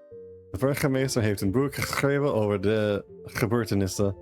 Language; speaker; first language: Dutch; non-native, learner; English